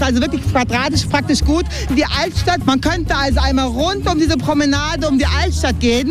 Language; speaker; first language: German; native; German